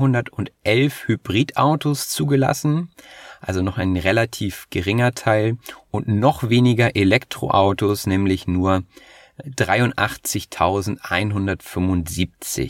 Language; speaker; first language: German; native; German